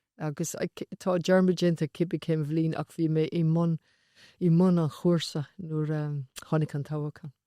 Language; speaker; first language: Irish; non-native, local second language; English